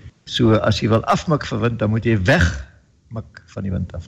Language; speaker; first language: Afrikaans; native; Afrikaans